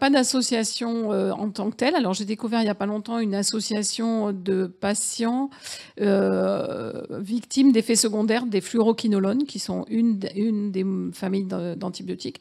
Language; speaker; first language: French; native; French